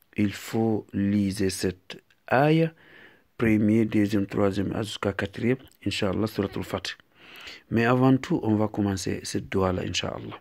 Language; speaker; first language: French; non-native, local second language; Fula